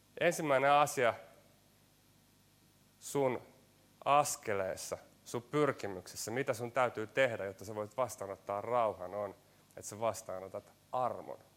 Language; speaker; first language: Finnish; native; Finnish